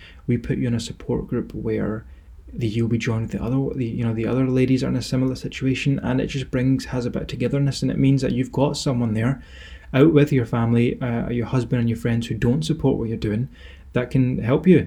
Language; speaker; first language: English; native; English